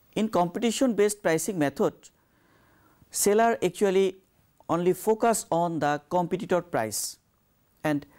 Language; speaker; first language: English; non-native, local second language; Bangla